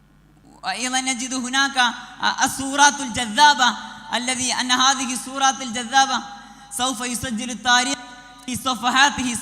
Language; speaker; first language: Arabic; non-native, learner; Malayalam